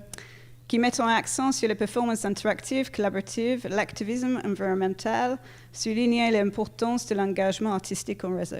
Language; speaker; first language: French; non-native, fluent; English